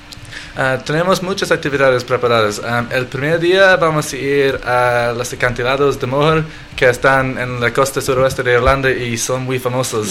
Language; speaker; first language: Spanish; non-native, fluent; English